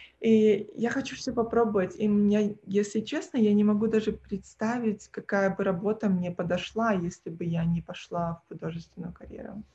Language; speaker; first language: Russian; early bilingual, heritage; Russian